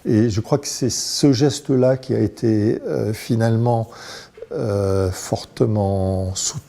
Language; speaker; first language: French; non-native, local second language; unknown